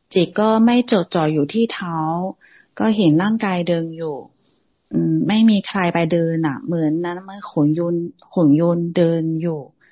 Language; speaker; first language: Thai; non-native, fluent; Chinese